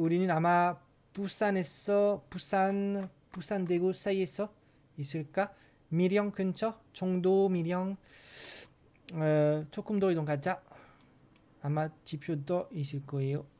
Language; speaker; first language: Korean; non-native, learner; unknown